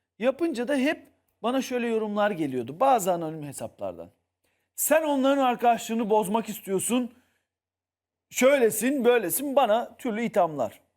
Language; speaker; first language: Turkish; native; Turkish